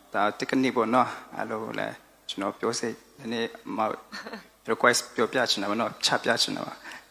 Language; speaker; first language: Burmese; non-native, local second language; Kachin